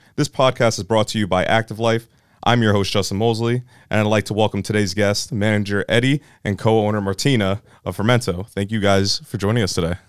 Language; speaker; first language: English; native; English